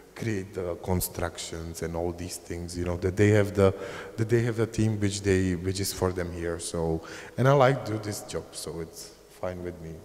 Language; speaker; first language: English; non-native, fluent; Czech